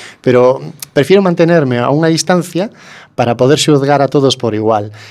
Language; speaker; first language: Galician; native; Galician